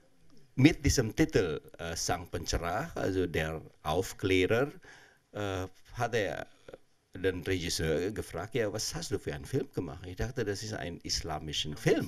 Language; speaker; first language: German; non-native, fluent; Indonesian